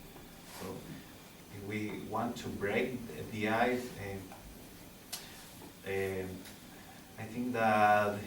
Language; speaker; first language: English; non-native, learner; Spanish